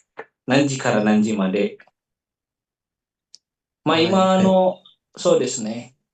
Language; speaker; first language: Japanese; non-native, fluent; Indonesian